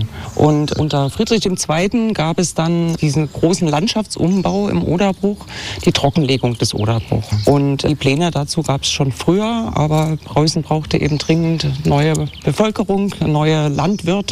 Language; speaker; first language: German; native; German